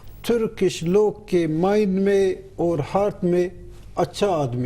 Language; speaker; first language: Hindi; non-native, learner; Turkish